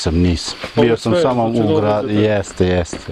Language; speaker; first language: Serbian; early bilingual, heritage; Serbian